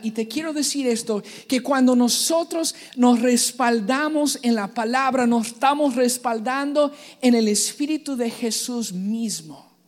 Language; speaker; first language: Spanish; native; Spanish